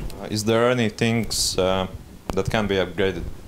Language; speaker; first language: English; non-native, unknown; Latvian